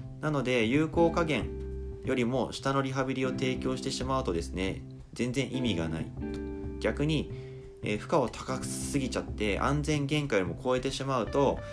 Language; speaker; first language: Japanese; native; Japanese